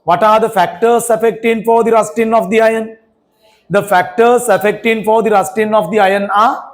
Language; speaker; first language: English; non-native, local second language; Sinhala